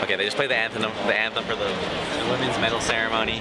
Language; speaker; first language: English; native; English